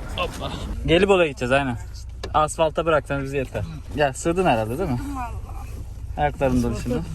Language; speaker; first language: Turkish; native; Turkish